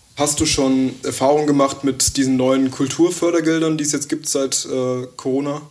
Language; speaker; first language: German; native; German